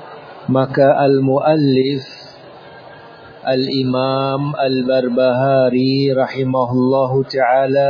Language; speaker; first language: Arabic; non-native, fluent; Indonesian